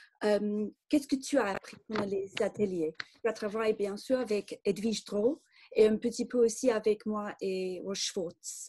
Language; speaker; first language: French; non-native, fluent; English